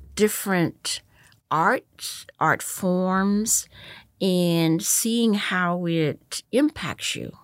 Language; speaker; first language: English; native; English